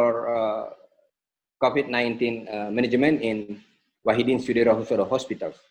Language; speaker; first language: English; non-native, fluent; Indonesian